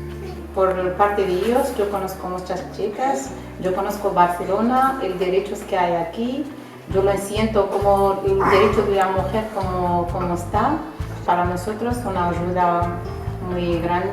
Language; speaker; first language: Spanish; non-native, learner; Nepali